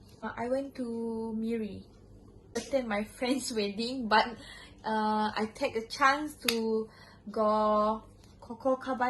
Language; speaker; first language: English; non-native, local second language; Malay